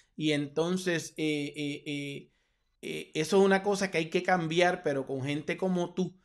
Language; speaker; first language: Spanish; native; Spanish